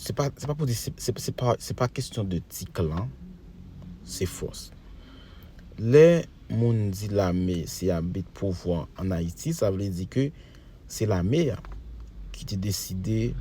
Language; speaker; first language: French; non-native, local second language; Haitian Creole